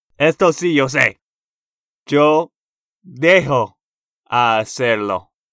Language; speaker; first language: Spanish; non-native, fluent; English